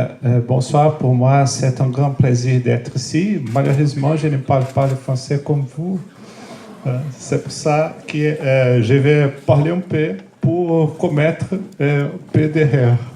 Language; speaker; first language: French; non-native, fluent; Portuguese